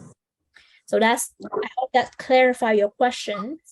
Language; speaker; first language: English; non-native, fluent; Vietnamese